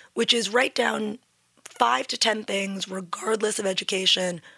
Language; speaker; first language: English; native; English